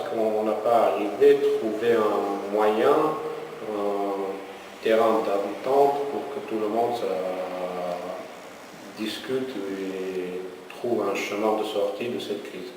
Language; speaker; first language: French; non-native, fluent; Armenian